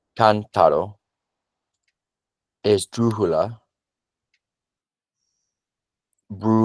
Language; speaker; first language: Spanish; non-native, learner; English